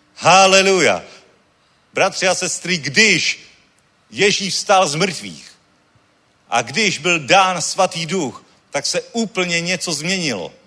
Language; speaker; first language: Czech; native; Czech